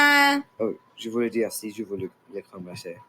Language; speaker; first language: French; non-native, local second language; English